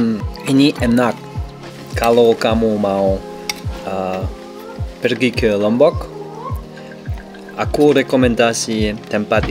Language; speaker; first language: Indonesian; non-native, learner; German